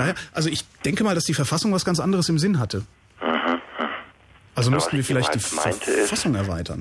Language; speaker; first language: German; native; German